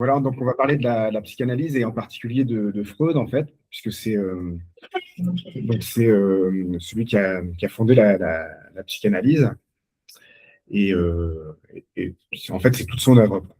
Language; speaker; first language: French; native; French